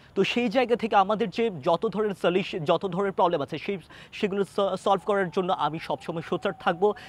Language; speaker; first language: Bangla; non-native, local second language; Chakma